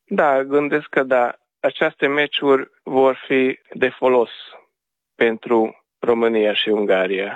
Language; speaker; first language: Romanian; non-native, local second language; Hungarian